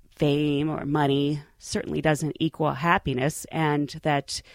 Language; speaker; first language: English; native; English